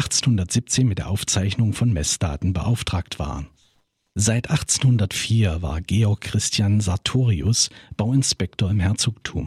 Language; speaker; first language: German; native; German